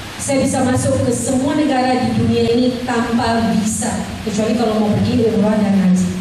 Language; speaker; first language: Indonesian; non-native, fluent; English